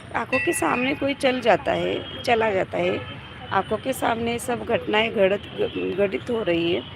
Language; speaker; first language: Hindi; non-native, local second language; Marathi